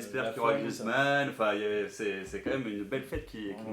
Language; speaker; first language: French; native; French